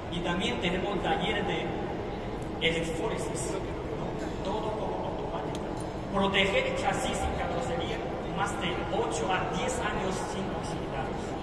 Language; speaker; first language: Spanish; non-native, fluent; Chinese